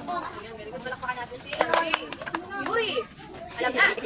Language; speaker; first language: Filipino; native; Filipino